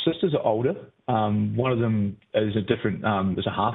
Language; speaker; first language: English; native; English